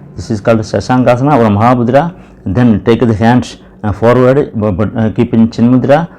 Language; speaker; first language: English; non-native, local second language; Malayalam